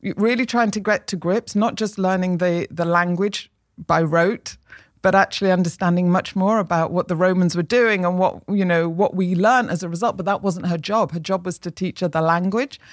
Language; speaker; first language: English; native; English